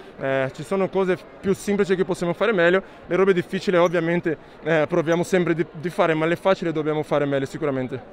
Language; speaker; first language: Italian; non-native, learner; Slovenian